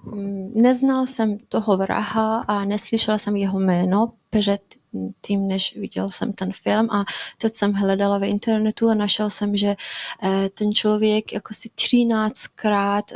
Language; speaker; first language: Czech; non-native, fluent; Persian